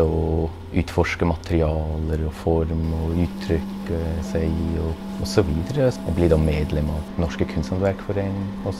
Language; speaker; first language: Norwegian; non-native, fluent; German